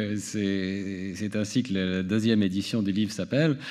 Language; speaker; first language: French; native; French